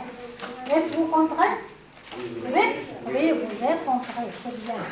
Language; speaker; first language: French; non-native, fluent; Yakut